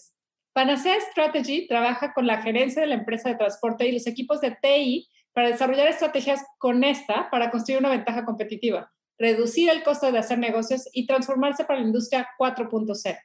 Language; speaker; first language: Spanish; native; Spanish